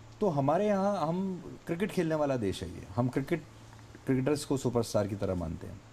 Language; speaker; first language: Hindi; native; Hindi